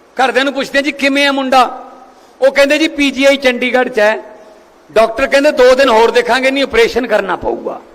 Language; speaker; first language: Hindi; non-native, local second language; Punjabi